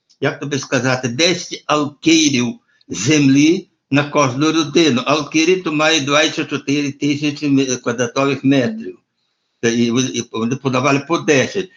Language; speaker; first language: Ukrainian; early bilingual, heritage; Ukrainian